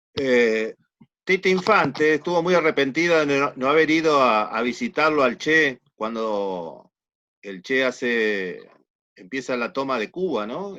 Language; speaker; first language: Spanish; native; Spanish